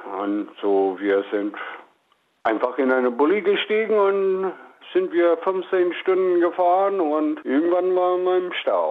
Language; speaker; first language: German; non-native, fluent; English